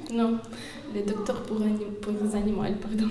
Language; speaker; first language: French; non-native, learner; Ukrainian